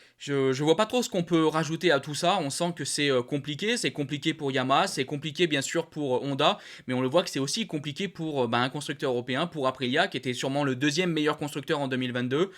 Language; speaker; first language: French; native; French